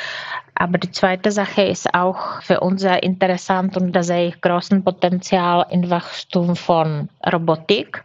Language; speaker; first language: German; non-native, fluent; Czech